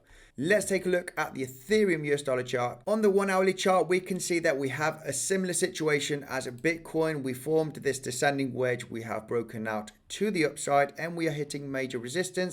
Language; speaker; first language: English; native; English